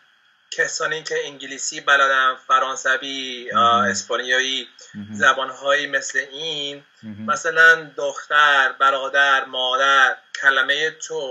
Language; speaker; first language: Persian; non-native, fluent; Spanish